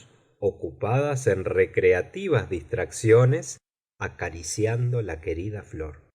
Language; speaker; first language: Spanish; native; Spanish